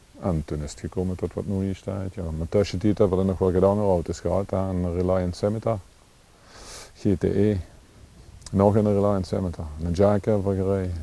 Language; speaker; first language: Dutch; native; Dutch